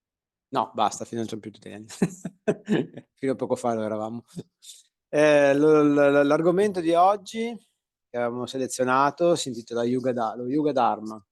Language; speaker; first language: Italian; native; Italian